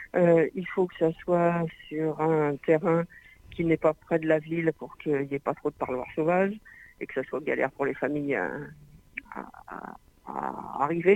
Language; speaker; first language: French; native; French